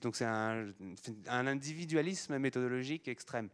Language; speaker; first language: French; native; French